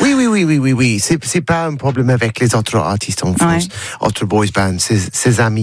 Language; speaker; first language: French; non-native, learner; English